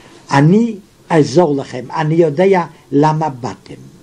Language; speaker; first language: Hebrew; non-native, fluent; Yiddish